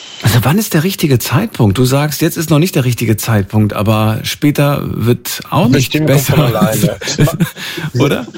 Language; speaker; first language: German; native; German